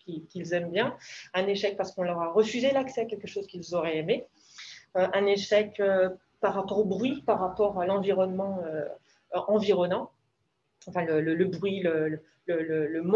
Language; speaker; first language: French; native; French